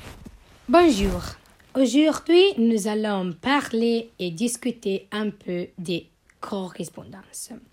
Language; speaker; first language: French; non-native, learner; Italian